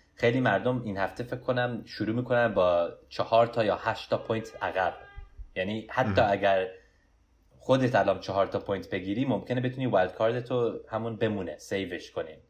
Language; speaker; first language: Persian; early bilingual, heritage; Persian